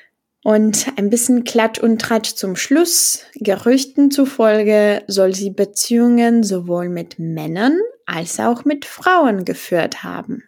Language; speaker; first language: German; non-native, fluent; Czech